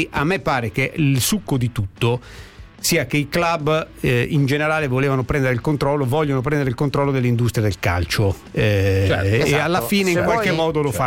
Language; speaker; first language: Italian; native; Italian